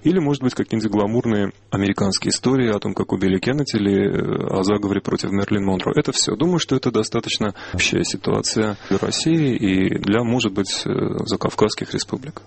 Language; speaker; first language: Russian; non-native, local second language; Armenian